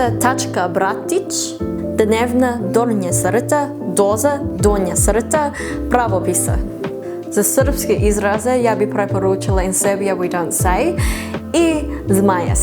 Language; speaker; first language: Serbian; non-native, fluent; English